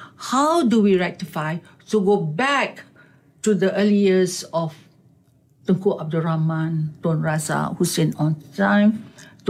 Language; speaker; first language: English; non-native, local second language; Malay